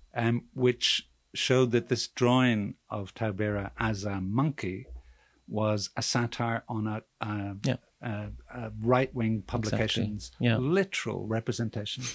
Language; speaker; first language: English; native; English